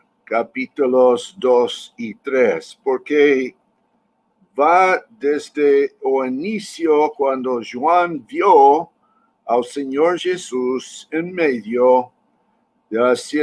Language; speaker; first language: Spanish; non-native, fluent; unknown